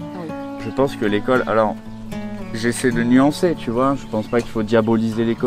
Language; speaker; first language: French; native; French